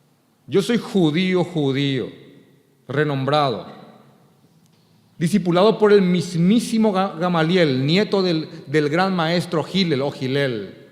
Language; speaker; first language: Spanish; native; Spanish